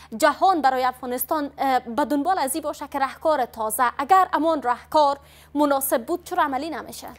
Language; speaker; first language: Persian; native; Persian